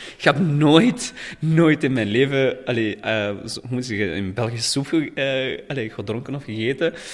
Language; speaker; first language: Dutch; non-native, learner; Persian